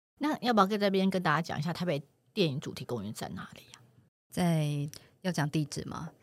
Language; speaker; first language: Chinese; native; Chinese